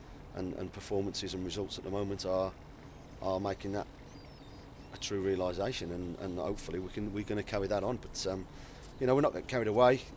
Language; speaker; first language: English; native; English